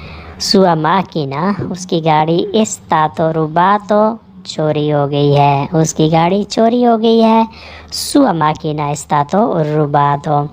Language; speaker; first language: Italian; non-native, learner; Urdu